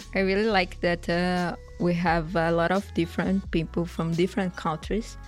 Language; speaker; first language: English; non-native, fluent; Portuguese